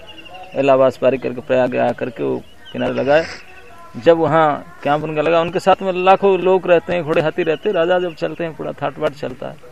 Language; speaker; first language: Hindi; non-native, local second language; Odia